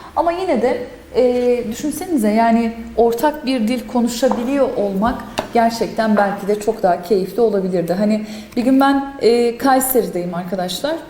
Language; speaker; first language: Turkish; native; Turkish